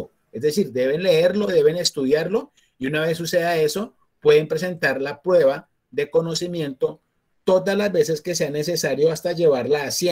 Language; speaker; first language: Spanish; native; Spanish